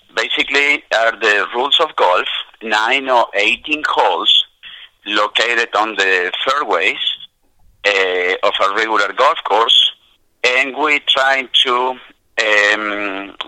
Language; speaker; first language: English; non-native, fluent; Spanish